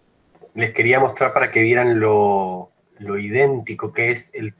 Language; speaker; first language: Spanish; native; Spanish